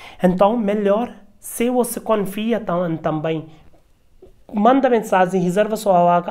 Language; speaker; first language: Portuguese; non-native, learner; Hindi